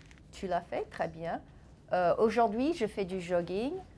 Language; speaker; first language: French; non-native, fluent; English